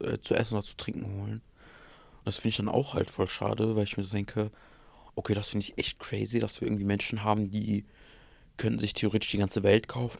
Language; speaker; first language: German; early bilingual, other home language; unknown